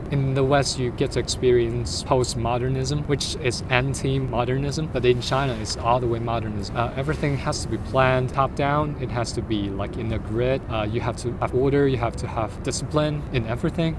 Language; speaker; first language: English; non-native, fluent; Chinese